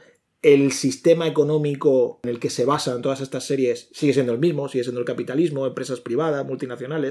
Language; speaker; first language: Spanish; native; Spanish